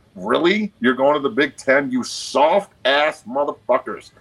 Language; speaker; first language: English; native; English